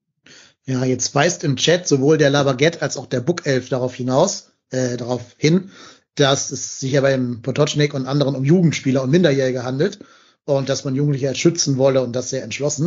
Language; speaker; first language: German; native; German